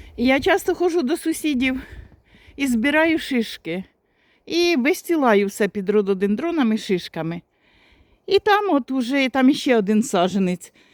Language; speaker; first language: Ukrainian; native; Ukrainian